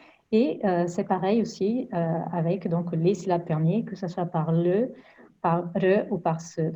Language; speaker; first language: French; non-native, fluent; Portuguese